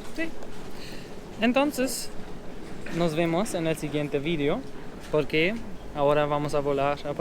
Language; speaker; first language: Spanish; non-native, learner; German